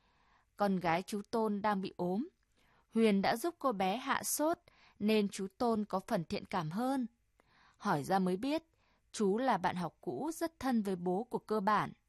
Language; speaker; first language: Vietnamese; native; Vietnamese